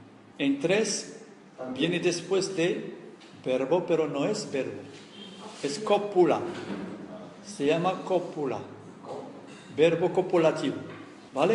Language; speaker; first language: Spanish; non-native, fluent; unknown